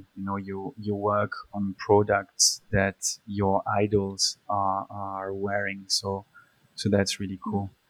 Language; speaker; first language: English; early bilingual, other home language; Polish